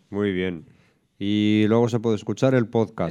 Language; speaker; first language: Spanish; native; Spanish